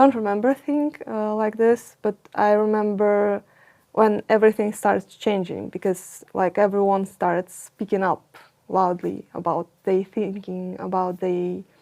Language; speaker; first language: English; non-native, fluent; Russian